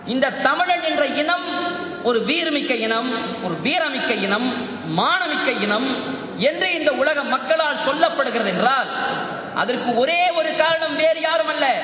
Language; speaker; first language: Tamil; early bilingual, heritage; Tamil